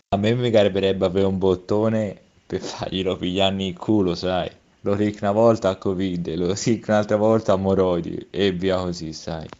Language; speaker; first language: Italian; native; Italian